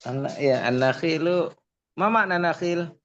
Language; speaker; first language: Arabic; non-native, learner; Indonesian